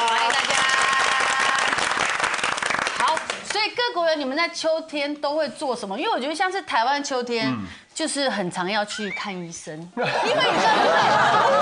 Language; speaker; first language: Chinese; native; Chinese